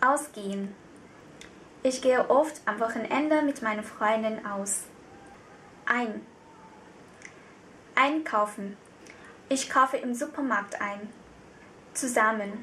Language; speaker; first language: German; non-native, fluent; Vietnamese